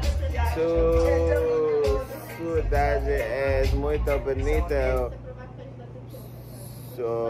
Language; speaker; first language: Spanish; non-native, learner; English